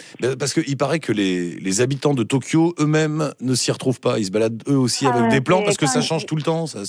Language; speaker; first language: French; native; French